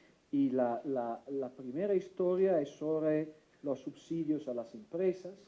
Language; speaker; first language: Spanish; non-native, fluent; Italian